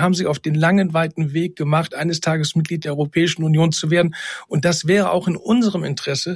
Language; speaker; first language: German; native; German